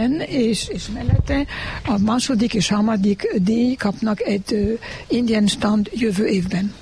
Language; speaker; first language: Hungarian; non-native, learner; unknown